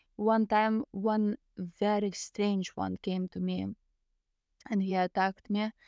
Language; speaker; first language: English; non-native, fluent; Lithuanian